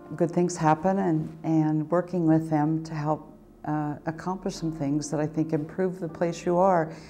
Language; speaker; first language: English; native; English